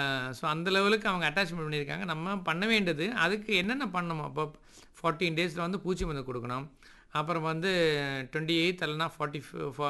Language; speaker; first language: Tamil; native; Tamil